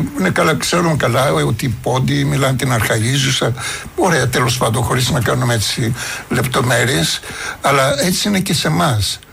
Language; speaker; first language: Greek; non-native, fluent; Arabic